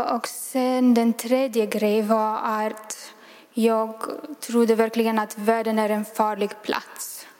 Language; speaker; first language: Swedish; non-native, fluent; Romanian